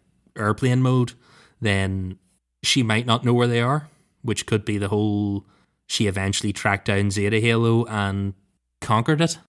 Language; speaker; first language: English; native; English